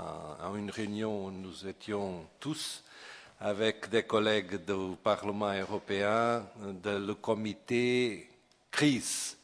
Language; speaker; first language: French; non-native, fluent; Portuguese